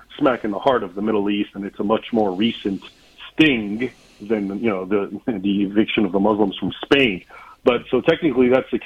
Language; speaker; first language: English; native; English